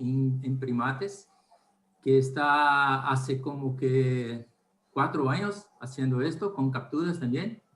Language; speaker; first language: Spanish; non-native, learner; Portuguese